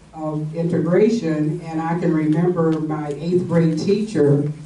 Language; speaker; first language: English; native; English